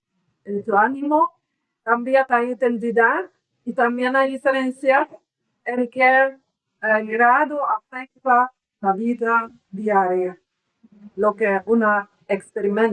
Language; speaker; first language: Spanish; non-native, learner; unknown